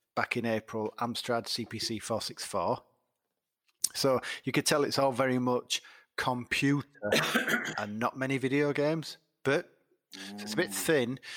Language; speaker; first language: English; native; English